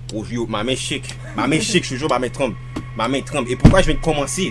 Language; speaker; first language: French; native; French